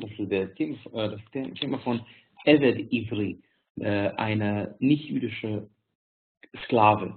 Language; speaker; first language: German; non-native, fluent; Hungarian